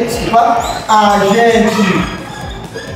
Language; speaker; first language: Portuguese; non-native, fluent; Haitian Creole